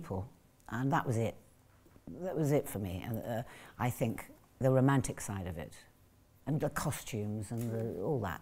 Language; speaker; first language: English; native; English